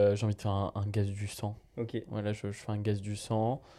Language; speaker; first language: French; native; French